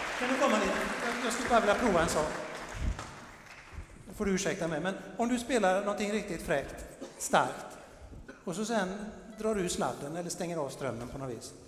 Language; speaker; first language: Swedish; native; Swedish